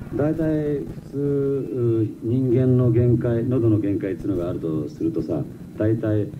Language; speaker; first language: Japanese; native; Japanese